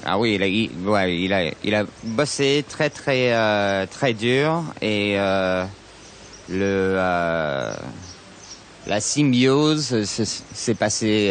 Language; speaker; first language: French; non-native, fluent; English